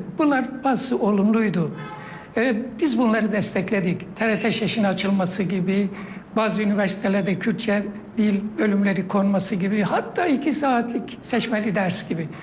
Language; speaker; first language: Turkish; non-native, local second language; Kurdish